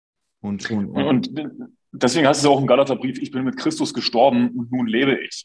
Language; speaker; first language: German; native; German